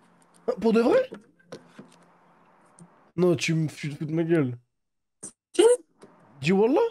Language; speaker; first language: French; native; French